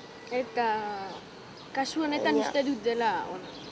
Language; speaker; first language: Basque; non-native, local second language; Spanish